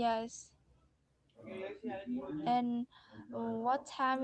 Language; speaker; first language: English; non-native, learner; Vietnamese